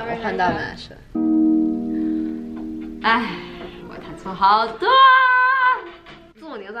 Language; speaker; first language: Chinese; early bilingual, heritage; Chinese